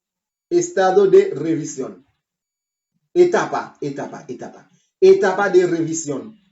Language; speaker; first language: Spanish; non-native, learner; Haitian Creole